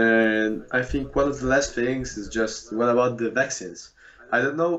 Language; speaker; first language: English; non-native, fluent; Russian